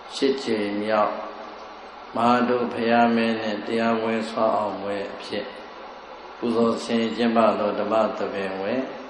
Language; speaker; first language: Burmese; native; Burmese